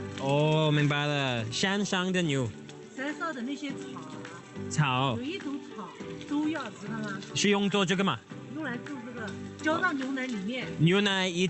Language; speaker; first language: Chinese; non-native, fluent; English